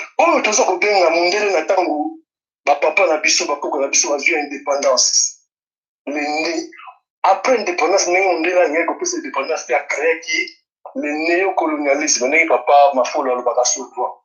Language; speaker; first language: Lingala; non-native, local second language; Kongo